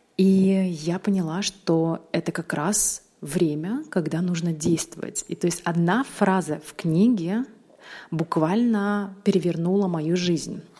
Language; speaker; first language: Russian; native; Russian